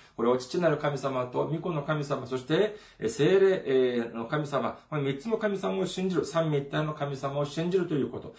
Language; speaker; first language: Japanese; non-native, fluent; Korean